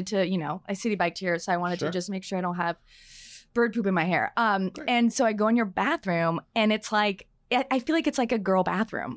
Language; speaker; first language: English; native; English